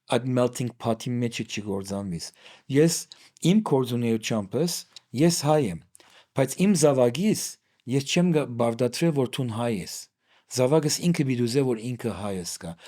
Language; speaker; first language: Armenian; native; Armenian